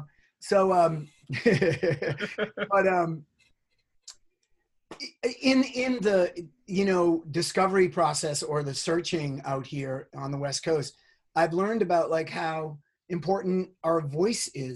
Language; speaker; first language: English; native; English